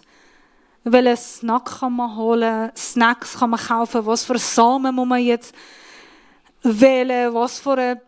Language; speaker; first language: German; non-native, fluent; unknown